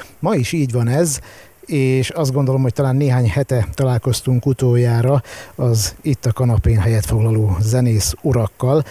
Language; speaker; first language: Hungarian; native; Hungarian